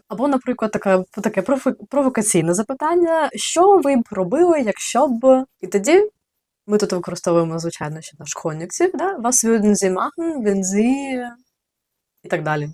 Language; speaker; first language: Ukrainian; native; Ukrainian